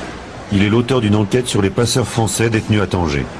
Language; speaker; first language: French; native; French